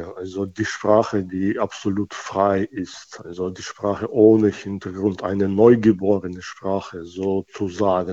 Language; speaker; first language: German; non-native, fluent; Russian